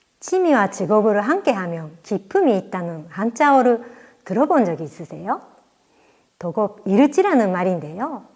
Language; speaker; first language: Korean; non-native, fluent; Japanese